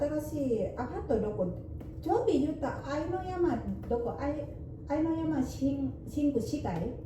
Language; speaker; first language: Japanese; non-native, learner; Filipino